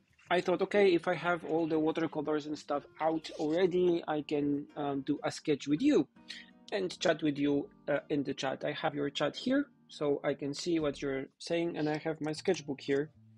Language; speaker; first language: English; non-native, fluent; Polish